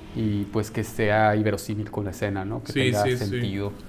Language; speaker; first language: Spanish; native; Spanish